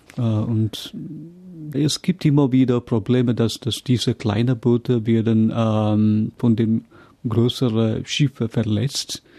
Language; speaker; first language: German; non-native, fluent; Tamil